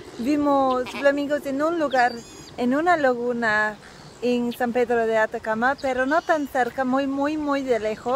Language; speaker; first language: Spanish; non-native, fluent; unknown